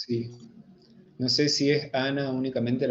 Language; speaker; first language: Spanish; native; Spanish